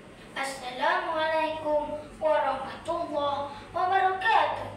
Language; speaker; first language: Arabic; non-native, learner; Malay